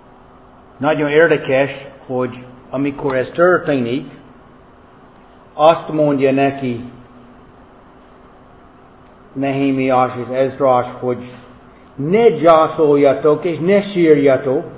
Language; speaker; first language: Hungarian; non-native, fluent; German